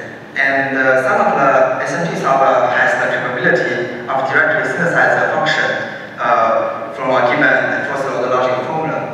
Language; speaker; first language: English; non-native, fluent; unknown